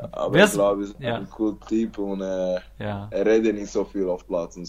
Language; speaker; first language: German; non-native, learner; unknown